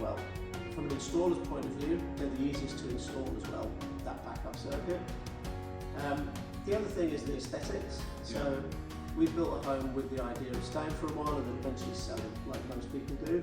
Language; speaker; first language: English; native; English